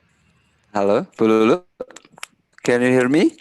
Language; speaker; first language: English; non-native, fluent; Indonesian